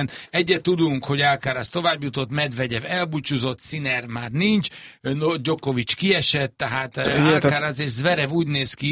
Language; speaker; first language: Hungarian; native; Hungarian